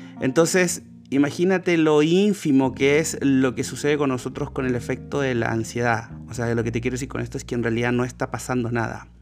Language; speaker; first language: Spanish; native; Spanish